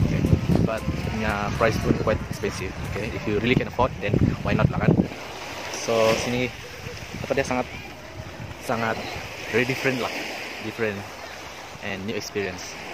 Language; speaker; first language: English; non-native, local second language; Malay